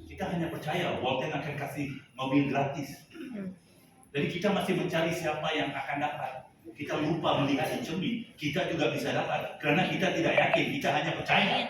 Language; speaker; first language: Indonesian; non-native, fluent; Tamil